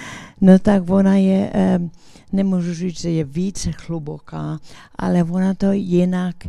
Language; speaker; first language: Czech; early bilingual, heritage; English